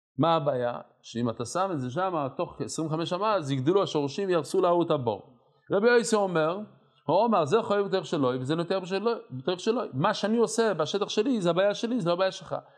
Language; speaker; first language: Hebrew; non-native, fluent; English